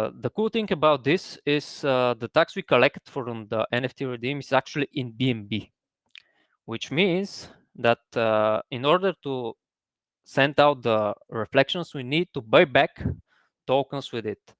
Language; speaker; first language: English; non-native, fluent; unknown